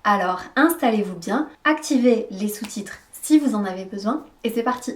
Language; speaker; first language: French; native; French